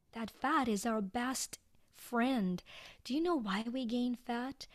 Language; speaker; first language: English; non-native, fluent; Ukrainian